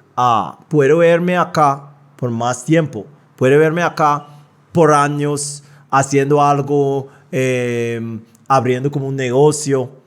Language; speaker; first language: Spanish; non-native, fluent; English